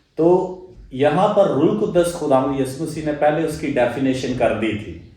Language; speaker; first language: Urdu; non-native, local second language; Punjabi